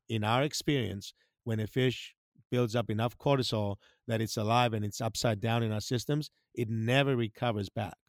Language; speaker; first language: English; non-native, fluent; Greek